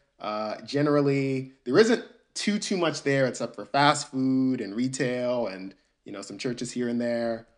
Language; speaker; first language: English; early bilingual, other home language; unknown